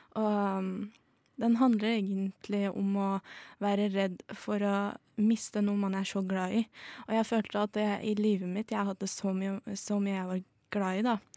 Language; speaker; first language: Norwegian; early bilingual, other home language; Azerbaijani